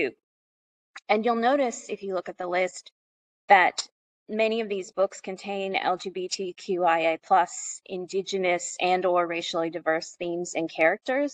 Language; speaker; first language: English; native; English